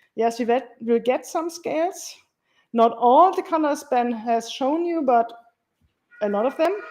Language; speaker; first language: English; non-native, fluent; German